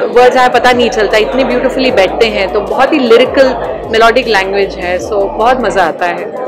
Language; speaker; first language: Marathi; non-native, local second language; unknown